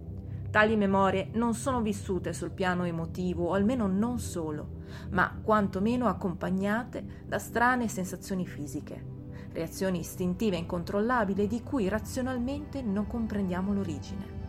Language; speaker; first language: Italian; native; Italian